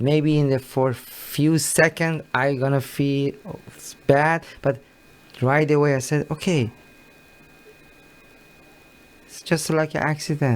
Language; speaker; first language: English; non-native, learner; Persian